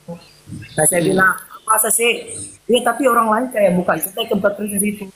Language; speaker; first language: Indonesian; native; Indonesian